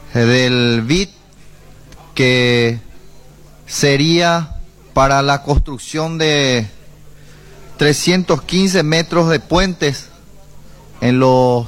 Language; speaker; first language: Spanish; native; Spanish